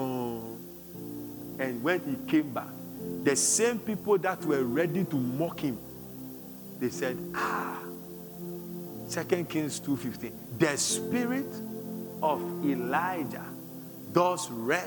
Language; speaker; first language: English; non-native, local second language; Akan